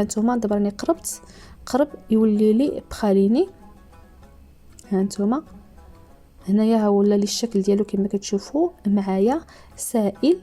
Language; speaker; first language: Arabic; native; Arabic